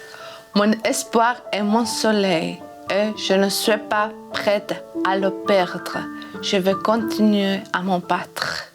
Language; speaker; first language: French; non-native, learner; Georgian